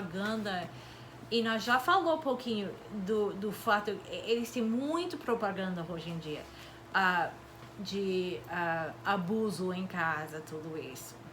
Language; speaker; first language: Portuguese; non-native, fluent; English